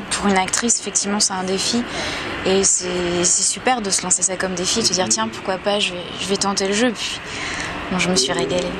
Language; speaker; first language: French; native; French